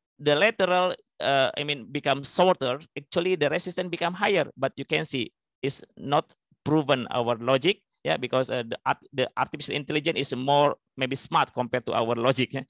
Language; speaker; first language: English; non-native, fluent; Indonesian